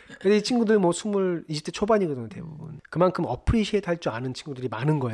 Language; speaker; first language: Korean; native; Korean